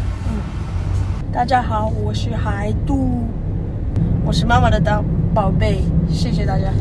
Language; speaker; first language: Chinese; early bilingual, heritage; Japanese